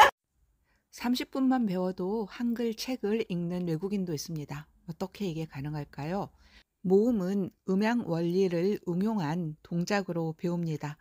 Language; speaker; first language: Korean; native; Korean